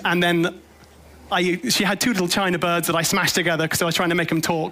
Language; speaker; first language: English; native; English